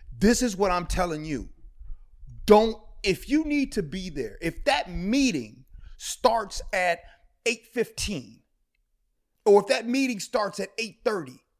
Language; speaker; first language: English; native; English